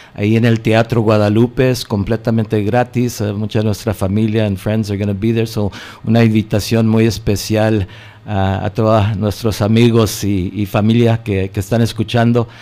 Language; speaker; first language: Spanish; early bilingual, heritage; Spanish